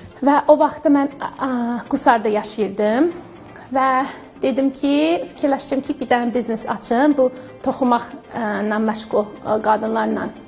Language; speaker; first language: Azerbaijani; non-native, fluent; English